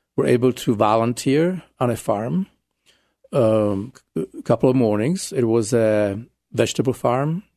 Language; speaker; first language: English; non-native, fluent; Czech